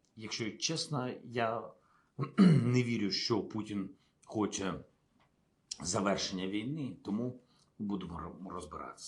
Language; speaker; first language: Ukrainian; non-native, local second language; Russian